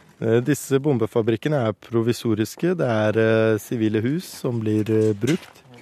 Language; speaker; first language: Norwegian; early bilingual, other home language; Kurdish